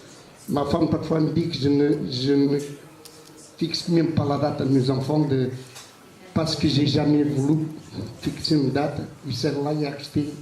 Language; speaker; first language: French; non-native, fluent; Portuguese